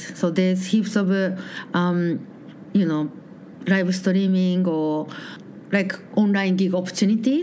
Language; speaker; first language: English; non-native, learner; Japanese